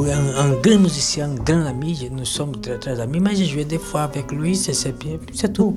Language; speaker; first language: French; non-native, fluent; Portuguese